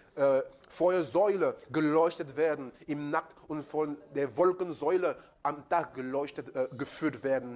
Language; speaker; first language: German; non-native, fluent; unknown